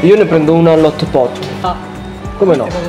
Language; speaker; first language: Italian; native; Italian